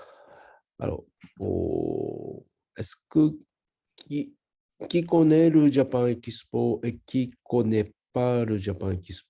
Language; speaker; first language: French; non-native, learner; Japanese